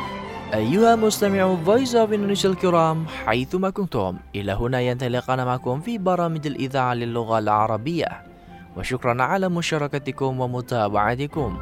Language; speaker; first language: Arabic; non-native, fluent; Indonesian